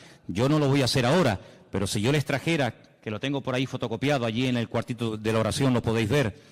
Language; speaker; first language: Spanish; native; Spanish